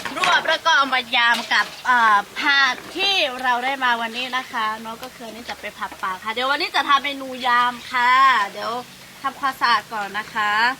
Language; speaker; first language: Thai; non-native, local second language; Lahu